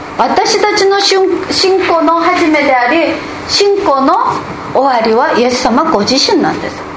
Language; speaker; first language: Japanese; non-native, fluent; Korean